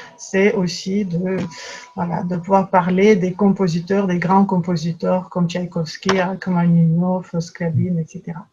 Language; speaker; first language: French; non-native, fluent; Russian